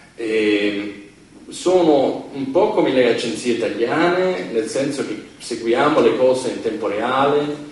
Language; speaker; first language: Italian; non-native, fluent; English